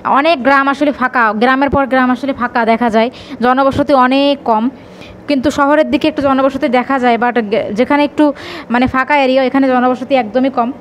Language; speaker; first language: Bangla; native; Bangla